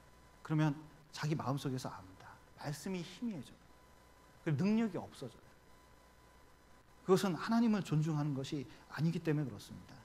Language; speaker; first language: Korean; native; Korean